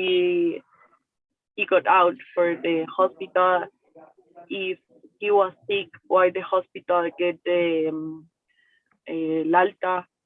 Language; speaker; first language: English; non-native, learner; Spanish